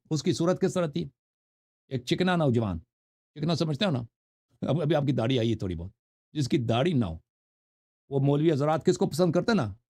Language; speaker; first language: Urdu; non-native, fluent; Persian